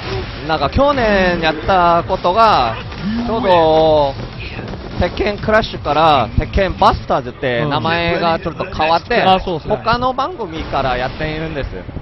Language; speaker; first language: Japanese; non-native, fluent; Korean